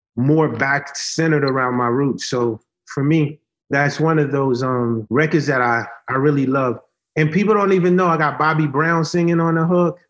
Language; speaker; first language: English; early bilingual, other home language; Haitian Creole